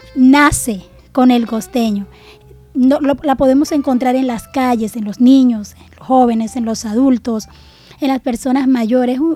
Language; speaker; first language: Spanish; native; Spanish